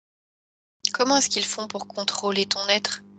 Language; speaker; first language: French; native; French